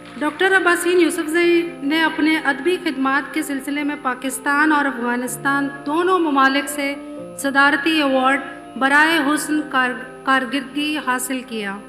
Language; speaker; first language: Urdu; non-native, local second language; Pashto